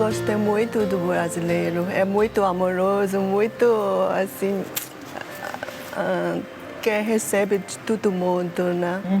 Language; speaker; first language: Portuguese; non-native, learner; Chinese